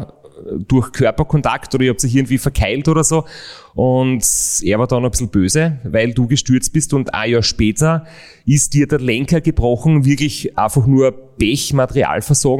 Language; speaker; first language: German; native; German